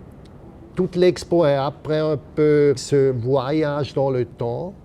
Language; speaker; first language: French; non-native, fluent; German